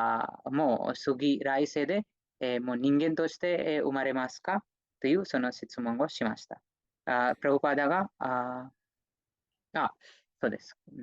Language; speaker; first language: Japanese; non-native, fluent; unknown